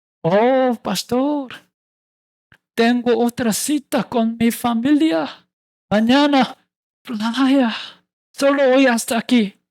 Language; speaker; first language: Spanish; non-native, learner; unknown